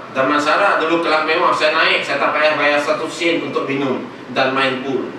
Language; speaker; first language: Malay; non-native, local second language; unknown